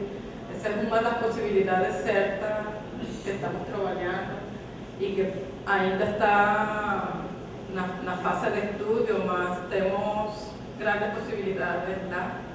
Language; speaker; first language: Portuguese; non-native, fluent; Spanish